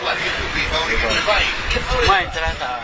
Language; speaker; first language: Italian; non-native, learner; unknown